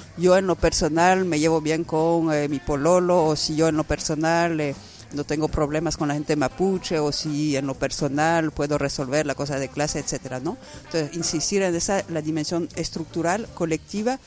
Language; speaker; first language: Spanish; non-native, fluent; French